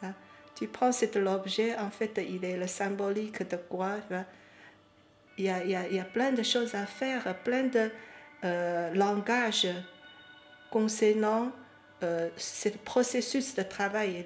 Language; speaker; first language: French; non-native, fluent; Chinese